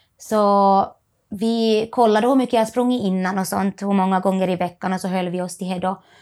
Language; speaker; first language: Swedish; native; Swedish